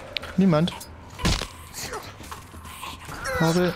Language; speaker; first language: German; native; German